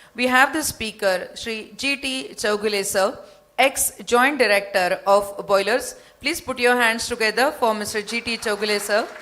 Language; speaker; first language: English; non-native, local second language; Marathi